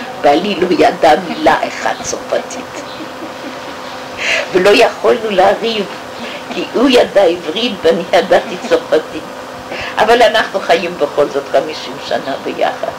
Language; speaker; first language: Hebrew; non-native, fluent; French